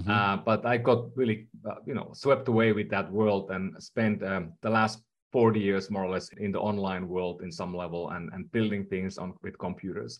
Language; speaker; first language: English; non-native, fluent; Finnish